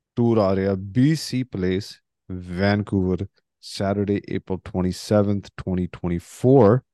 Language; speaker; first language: English; early bilingual, other home language; Punjabi